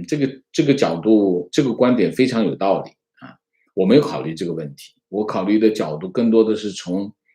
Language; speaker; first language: Chinese; native; Chinese